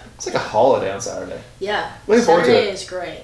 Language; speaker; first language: English; native; English